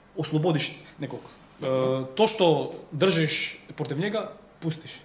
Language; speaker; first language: Serbian; non-native, fluent; Macedonian